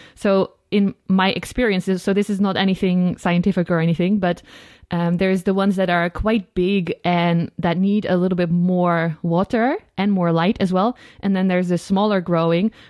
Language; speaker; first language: English; non-native, fluent; Dutch